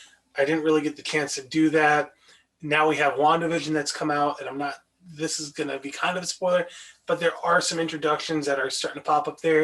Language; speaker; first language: English; native; English